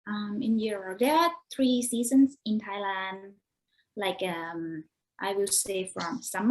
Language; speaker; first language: English; non-native, learner; Thai